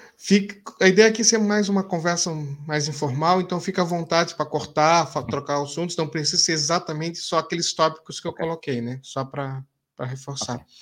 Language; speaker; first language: Portuguese; native; Portuguese